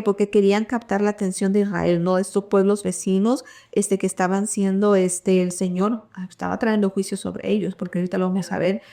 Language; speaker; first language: Spanish; early bilingual, heritage; Spanish